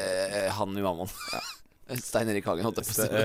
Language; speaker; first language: Norwegian; native; Norwegian